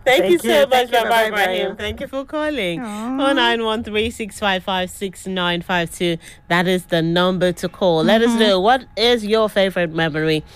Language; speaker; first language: English; non-native, local second language; Yoruba